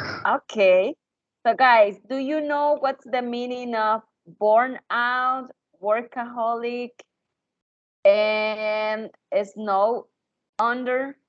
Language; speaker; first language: English; non-native, fluent; Spanish